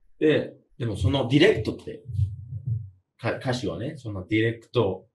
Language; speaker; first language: Japanese; non-native, fluent; English